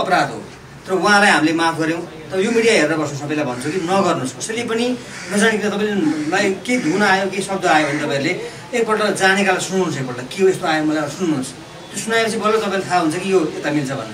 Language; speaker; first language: Nepali; native; Nepali